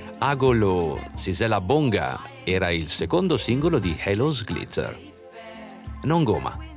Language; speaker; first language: Italian; native; Italian